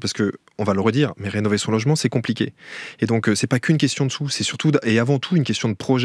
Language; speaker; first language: French; native; French